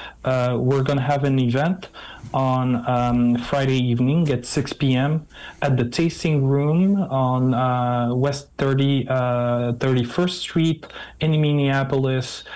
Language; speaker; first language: English; non-native, fluent; French